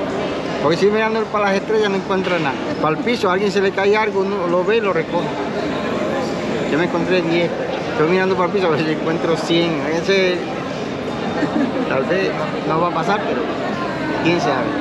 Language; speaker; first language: Spanish; native; Spanish